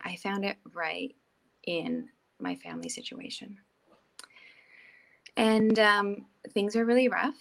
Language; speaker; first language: English; native; English